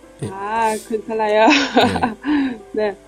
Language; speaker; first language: Korean; non-native, learner; Chinese